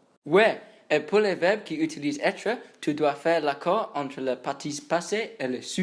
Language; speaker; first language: French; non-native, learner; English